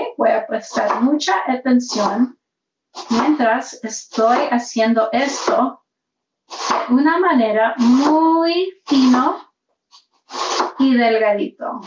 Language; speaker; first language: Spanish; early bilingual, heritage; Spanish